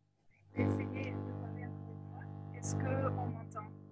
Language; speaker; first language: French; non-native, fluent; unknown